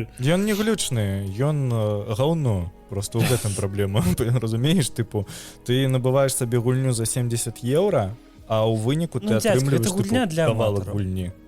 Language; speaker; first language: Belarusian; native; Belarusian